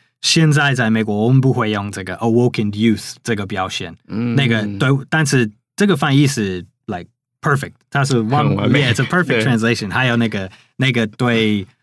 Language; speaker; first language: Chinese; non-native, fluent; English